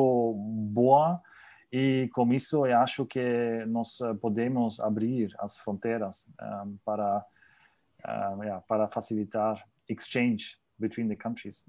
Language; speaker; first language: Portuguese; non-native, learner; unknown